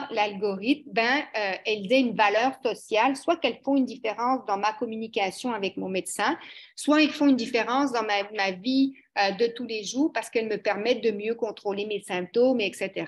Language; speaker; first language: French; native; French